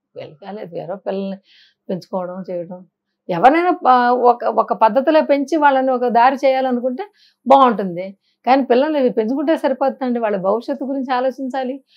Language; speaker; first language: Telugu; native; Telugu